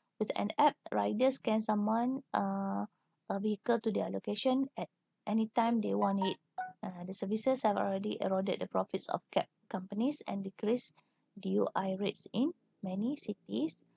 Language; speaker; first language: English; non-native, local second language; Malay